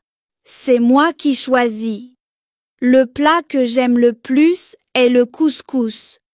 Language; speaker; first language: French; non-native, local second language; Arabic